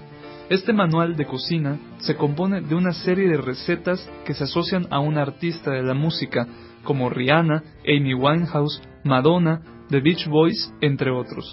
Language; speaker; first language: Spanish; native; Spanish